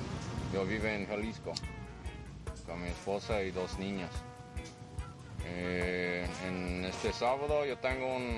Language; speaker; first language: Spanish; non-native, learner; English